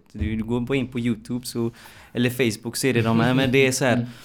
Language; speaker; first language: Swedish; native; Swedish